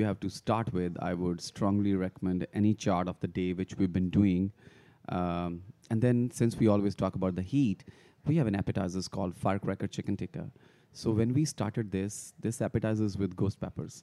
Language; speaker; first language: English; non-native, local second language; Punjabi